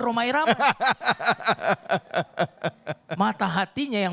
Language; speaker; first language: Indonesian; native; Indonesian